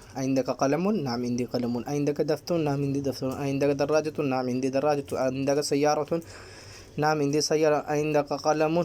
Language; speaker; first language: Urdu; native; Urdu